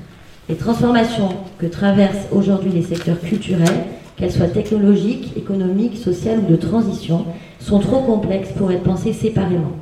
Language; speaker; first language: French; native; French